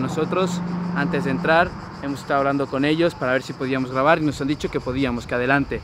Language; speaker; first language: Spanish; native; Spanish